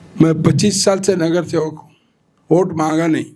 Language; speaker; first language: Hindi; non-native, local second language; Marathi